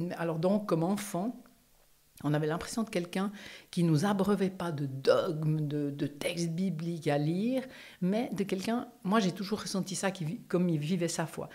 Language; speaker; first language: French; native; French